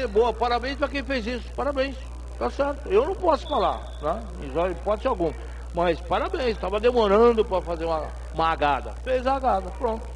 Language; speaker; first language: Portuguese; native; Portuguese